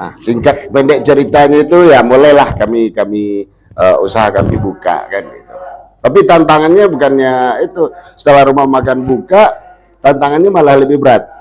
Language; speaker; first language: Indonesian; non-native, local second language; Minangkabau